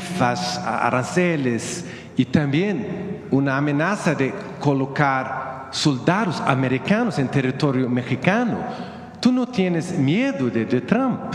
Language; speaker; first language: Spanish; non-native, learner; Swedish